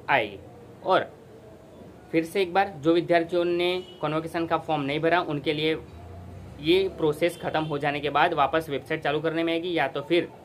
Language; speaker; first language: Hindi; non-native, local second language; Gujarati